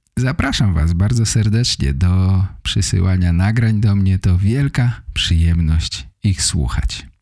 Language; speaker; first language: Polish; native; Polish